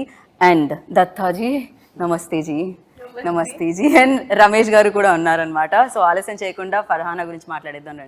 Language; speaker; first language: Telugu; native; Telugu